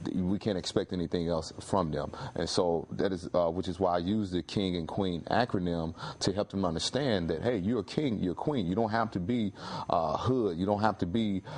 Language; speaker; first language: English; native; English